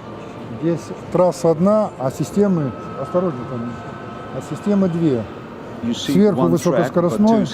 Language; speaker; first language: Russian; native; Russian